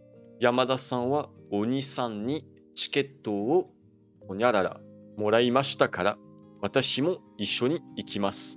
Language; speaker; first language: Japanese; non-native, learner; French